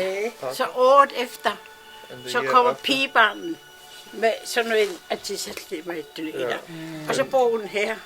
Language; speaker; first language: Danish; non-native, local second language; Kalaallisut